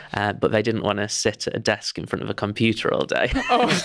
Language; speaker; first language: English; native; English